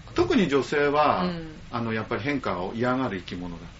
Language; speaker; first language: Japanese; native; Japanese